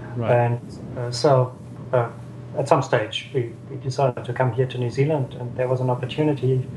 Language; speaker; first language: English; non-native, fluent; German